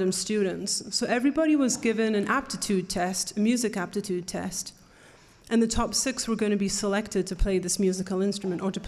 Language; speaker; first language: English; native; English